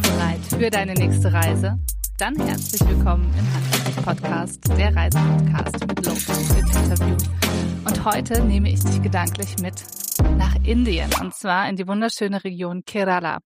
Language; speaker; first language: German; native; German